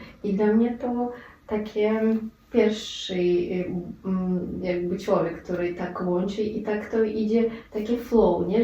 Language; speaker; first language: Polish; non-native, fluent; Russian